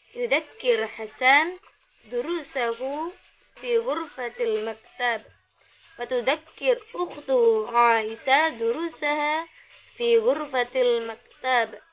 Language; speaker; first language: Arabic; non-native, learner; Indonesian